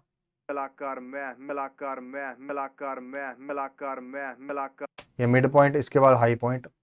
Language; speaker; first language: Hindi; native; Hindi